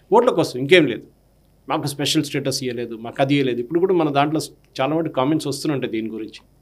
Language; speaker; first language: Telugu; non-native, local second language; Malayalam